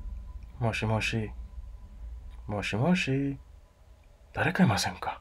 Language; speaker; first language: Japanese; non-native, learner; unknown